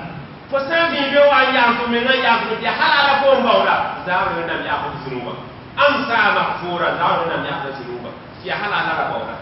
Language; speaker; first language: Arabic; non-native, fluent; Mossi